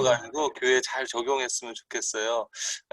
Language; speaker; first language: Korean; native; Korean